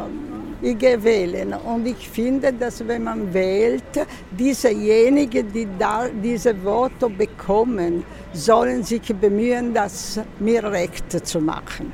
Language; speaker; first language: German; non-native, fluent; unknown